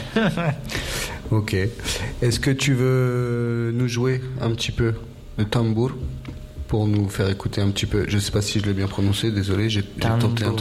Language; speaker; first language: French; native; French